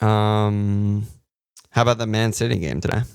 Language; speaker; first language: English; native; English